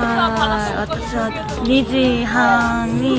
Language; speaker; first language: Japanese; non-native, learner; Korean